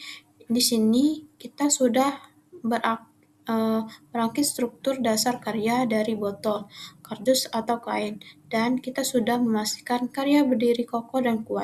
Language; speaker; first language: Indonesian; native; Indonesian